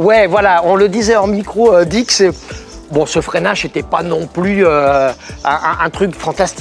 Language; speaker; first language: French; native; French